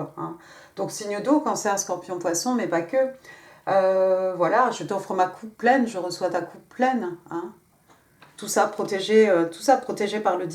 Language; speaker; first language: French; native; French